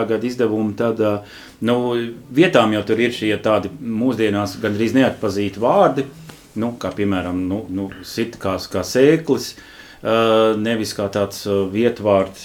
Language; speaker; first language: Latvian; non-native, local second language; Russian